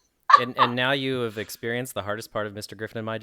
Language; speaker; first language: English; native; English